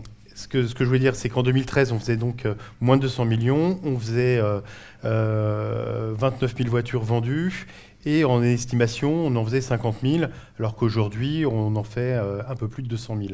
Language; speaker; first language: French; native; French